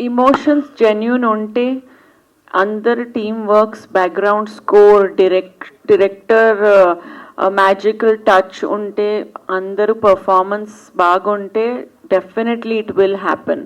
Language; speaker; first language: Telugu; non-native, learner; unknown